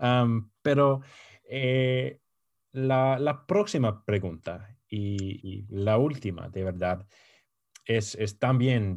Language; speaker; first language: Spanish; non-native, fluent; English